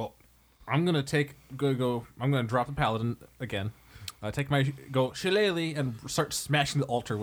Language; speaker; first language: English; native; English